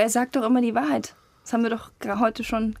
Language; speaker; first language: German; native; German